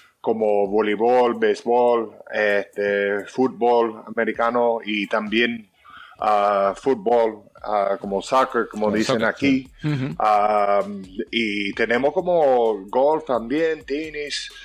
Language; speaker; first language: Spanish; early bilingual, heritage; English